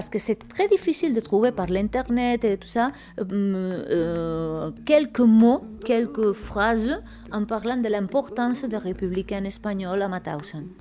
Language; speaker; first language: French; non-native, fluent; Spanish